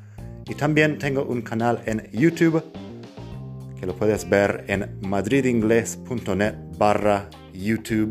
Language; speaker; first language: Spanish; non-native, fluent; English